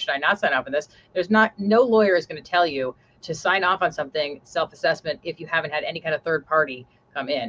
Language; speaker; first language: English; native; English